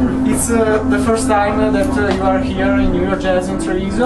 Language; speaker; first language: English; non-native, learner; Italian